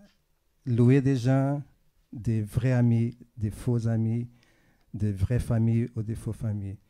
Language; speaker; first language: French; non-native, fluent; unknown